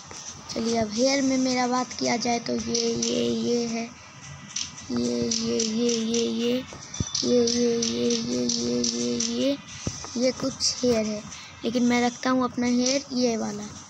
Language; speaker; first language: Hindi; non-native, local second language; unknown